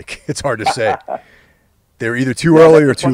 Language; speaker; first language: English; native; English